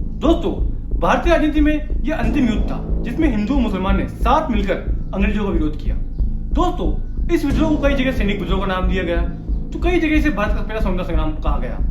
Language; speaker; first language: Hindi; non-native, local second language; Bangla